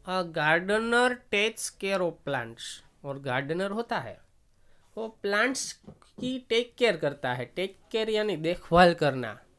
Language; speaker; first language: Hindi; non-native, local second language; Gujarati